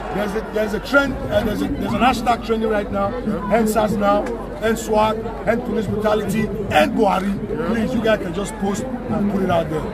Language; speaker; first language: English; non-native, local second language; Bini